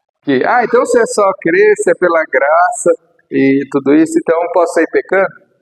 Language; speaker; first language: Portuguese; native; Portuguese